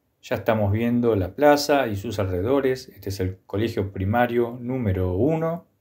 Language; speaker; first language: Spanish; native; Spanish